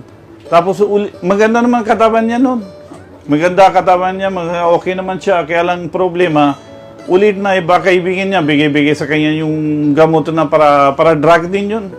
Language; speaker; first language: Filipino; non-native, learner; Punjabi